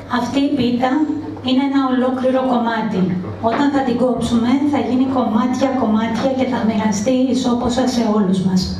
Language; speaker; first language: Greek; non-native, local second language; Armenian